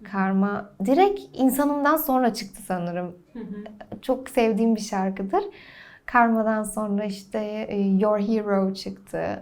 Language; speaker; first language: Turkish; early bilingual, heritage; Turkish